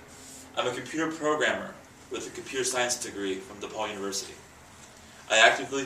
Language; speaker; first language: English; native; English